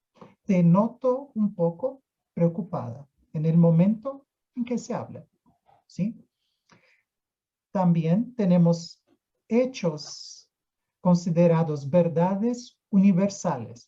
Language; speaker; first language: Spanish; non-native, fluent; Portuguese